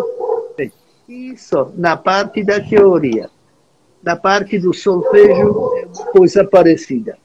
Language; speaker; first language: Portuguese; non-native, fluent; Czech